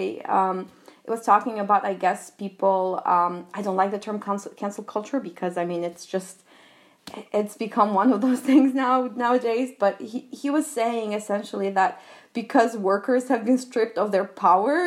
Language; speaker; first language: English; non-native, fluent; Albanian